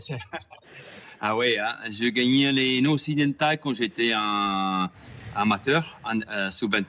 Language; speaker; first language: French; non-native, fluent; Italian